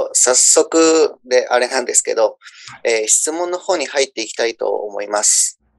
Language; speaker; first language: Japanese; early bilingual, other home language; Spanish